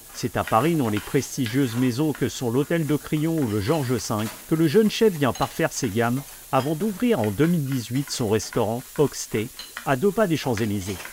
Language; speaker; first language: French; native; French